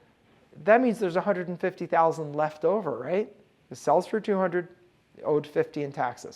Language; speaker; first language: English; native; English